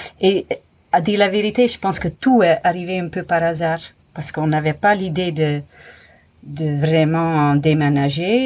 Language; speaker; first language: French; non-native, fluent; English